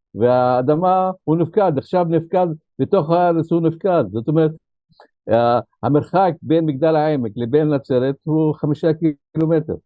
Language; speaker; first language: Hebrew; non-native, local second language; Arabic